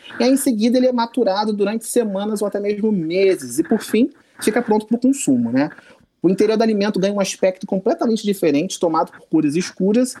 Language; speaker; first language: Portuguese; native; Portuguese